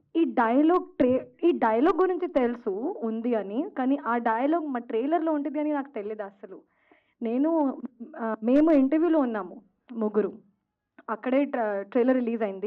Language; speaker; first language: Telugu; non-native, fluent; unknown